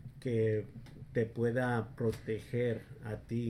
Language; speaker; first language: Spanish; early bilingual, heritage; English